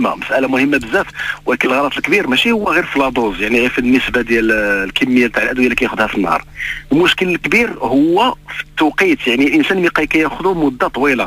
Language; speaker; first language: Arabic; native; Arabic